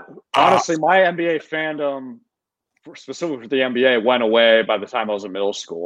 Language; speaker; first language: English; native; English